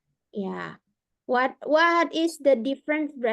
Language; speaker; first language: English; non-native, local second language; Indonesian